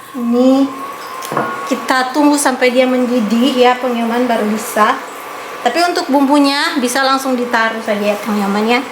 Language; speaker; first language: Indonesian; native; Indonesian